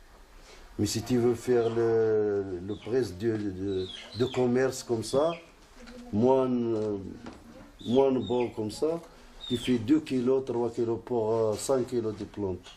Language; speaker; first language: French; non-native, learner; Arabic